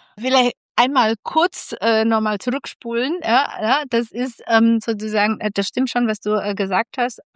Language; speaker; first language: German; non-native, fluent; Indonesian